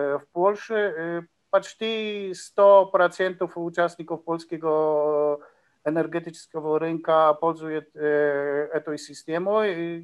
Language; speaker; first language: Russian; non-native, learner; Polish